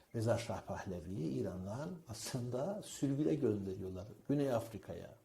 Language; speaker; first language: Turkish; non-native, fluent; Persian